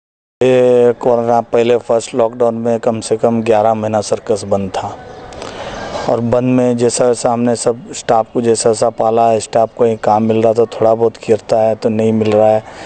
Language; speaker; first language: Hindi; native; Hindi